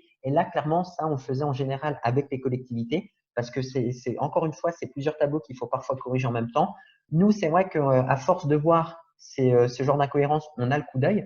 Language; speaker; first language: French; native; French